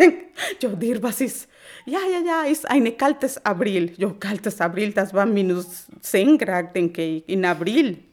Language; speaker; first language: German; non-native, learner; Spanish